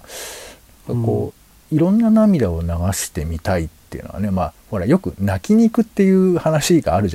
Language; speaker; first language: Japanese; native; Japanese